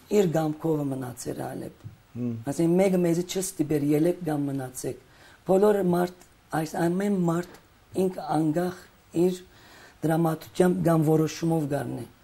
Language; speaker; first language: Armenian; early bilingual, heritage; Armenian